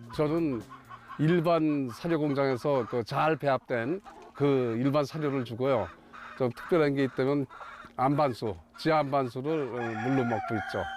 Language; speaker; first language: Korean; native; Korean